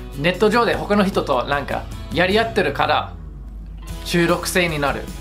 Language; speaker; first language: Japanese; non-native, fluent; English